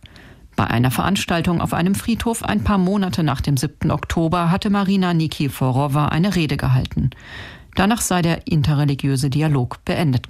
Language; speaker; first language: German; native; German